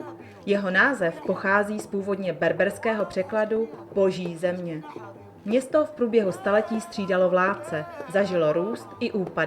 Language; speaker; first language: Czech; native; Czech